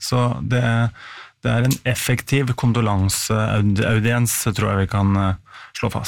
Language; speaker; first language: Norwegian; native; Norwegian